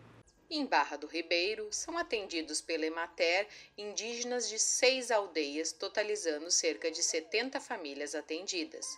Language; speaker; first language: Portuguese; native; Portuguese